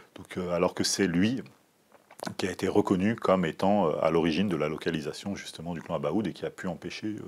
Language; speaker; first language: French; native; French